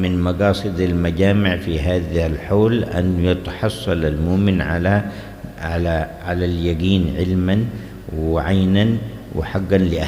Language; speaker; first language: Arabic; native; Arabic